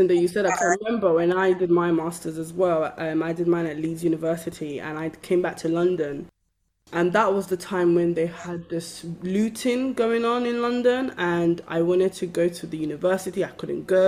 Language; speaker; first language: English; native; English